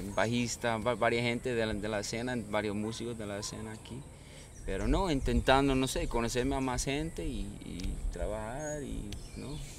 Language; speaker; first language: Spanish; non-native, fluent; English